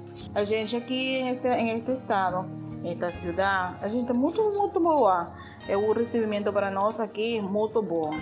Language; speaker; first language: Portuguese; non-native, learner; Spanish